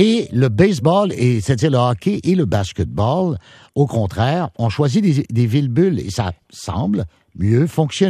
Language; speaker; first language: French; native; French